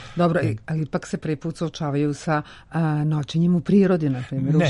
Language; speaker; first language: Serbian; native; Serbian